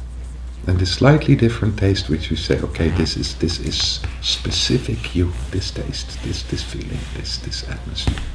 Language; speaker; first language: English; non-native, fluent; Dutch